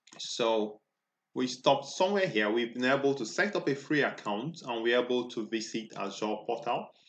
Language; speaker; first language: English; non-native, local second language; Igbo